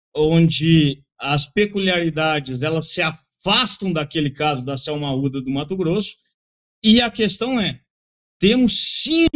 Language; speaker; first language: Portuguese; native; Portuguese